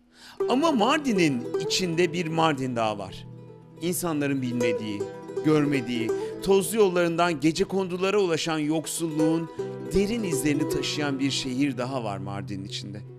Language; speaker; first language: Turkish; native; Turkish